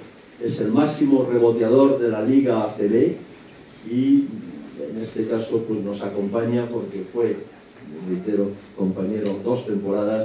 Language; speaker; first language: Spanish; native; Spanish